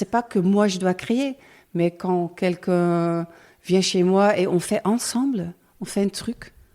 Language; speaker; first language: French; non-native, learner; Dutch